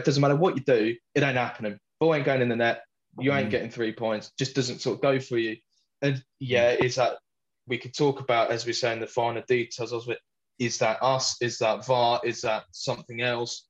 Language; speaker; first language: English; native; English